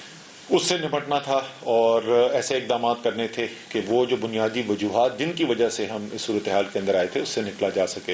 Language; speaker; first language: Urdu; native; Urdu